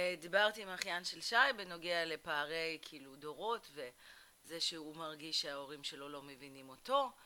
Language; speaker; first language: Hebrew; early bilingual, other home language; Russian